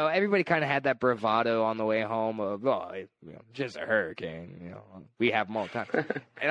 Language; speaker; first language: English; native; English